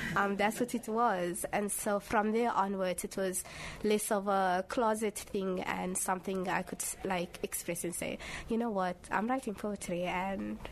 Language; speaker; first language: English; early bilingual, other home language; Somali